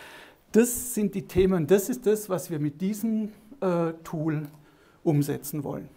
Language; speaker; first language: German; native; German